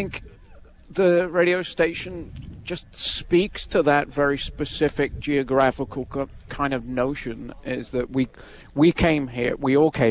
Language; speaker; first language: English; native; English